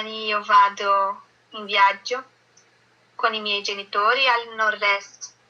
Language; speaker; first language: Italian; non-native, learner; Portuguese